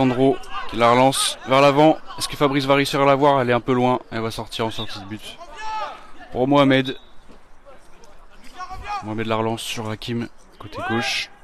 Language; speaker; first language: French; native; French